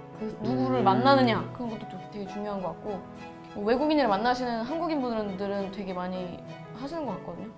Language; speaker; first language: Korean; native; Korean